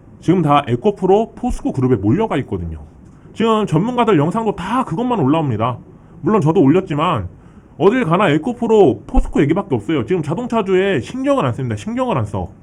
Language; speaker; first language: Korean; early bilingual, heritage; Korean